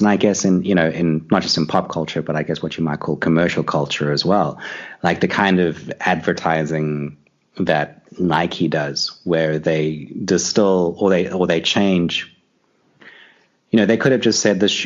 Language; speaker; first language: English; native; English